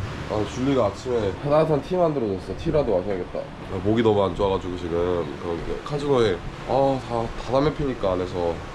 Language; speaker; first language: Korean; native; Korean